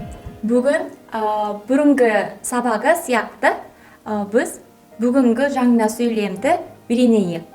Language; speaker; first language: Kazakh; non-native, learner; Korean